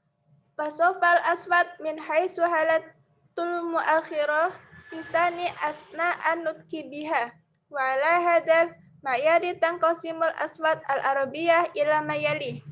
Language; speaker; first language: Arabic; non-native, learner; Indonesian